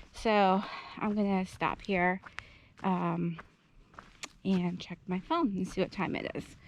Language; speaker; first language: English; native; English